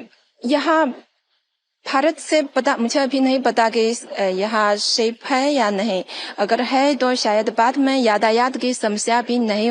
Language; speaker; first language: Hindi; non-native, fluent; Chinese